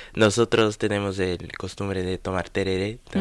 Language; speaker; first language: Spanish; non-native, learner; Portuguese